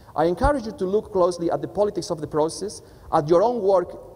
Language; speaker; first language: English; non-native, fluent; Spanish